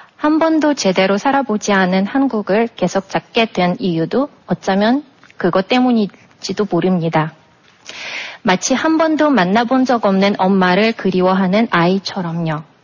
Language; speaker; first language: Korean; non-native, fluent; Russian